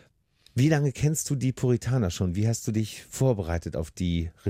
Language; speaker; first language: German; native; German